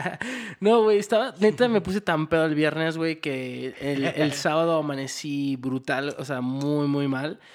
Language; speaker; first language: Spanish; early bilingual, heritage; Spanish